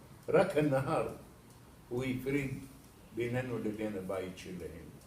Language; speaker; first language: Hebrew; non-native, fluent; Arabic